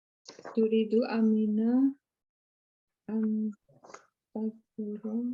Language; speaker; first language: Arabic; non-native, learner; Indonesian